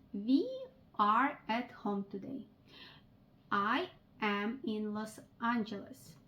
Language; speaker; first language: English; non-native, fluent; Ukrainian